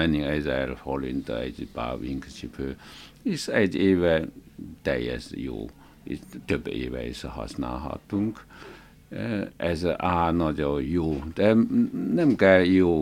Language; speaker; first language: Hungarian; non-native, learner; Chinese